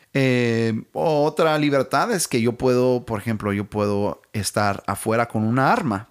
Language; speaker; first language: Spanish; non-native, fluent; English